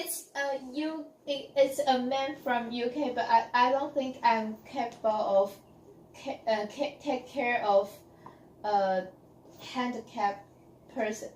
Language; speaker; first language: English; non-native, learner; Chinese